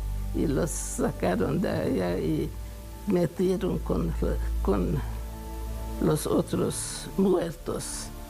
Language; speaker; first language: Spanish; non-native, fluent; Hungarian